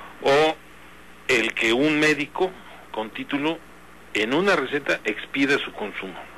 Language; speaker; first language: Spanish; native; Spanish